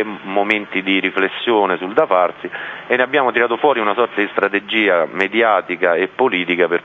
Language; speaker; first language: Italian; native; Italian